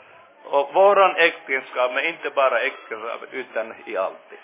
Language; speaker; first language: Swedish; non-native, fluent; Finnish